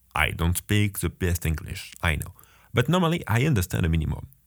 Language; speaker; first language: English; non-native, fluent; French